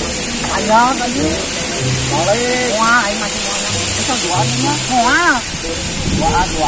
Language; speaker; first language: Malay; non-native, local second language; Sundanese